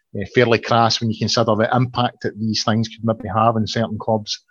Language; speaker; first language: English; native; English